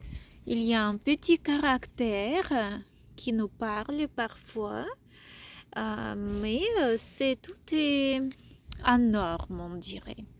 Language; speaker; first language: French; non-native, fluent; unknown